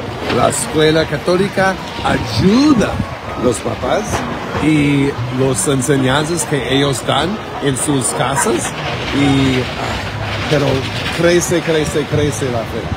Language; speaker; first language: Spanish; non-native, fluent; English